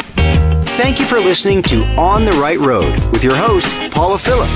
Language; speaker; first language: English; native; English